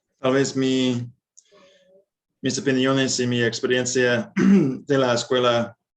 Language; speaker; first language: Spanish; non-native, fluent; English